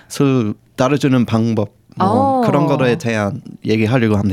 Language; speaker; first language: Korean; non-native, fluent; English